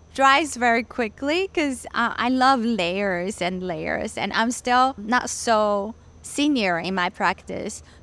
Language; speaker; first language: English; non-native, fluent; Chinese